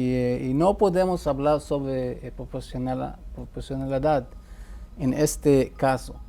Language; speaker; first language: Spanish; non-native, fluent; Hebrew